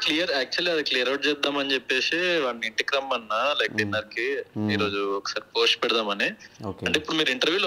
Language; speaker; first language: Telugu; native; Telugu